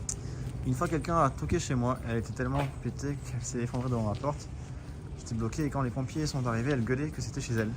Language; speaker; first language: French; native; French